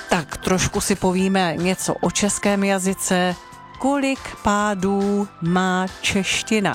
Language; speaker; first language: Czech; native; Czech